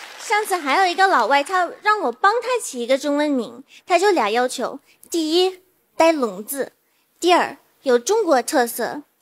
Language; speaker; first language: Chinese; non-native, fluent; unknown